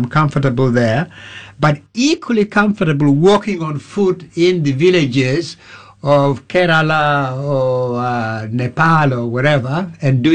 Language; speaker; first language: English; non-native, local second language; Acoli